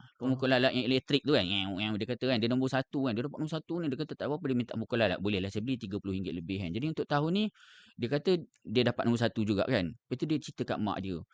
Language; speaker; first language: Malay; native; Malay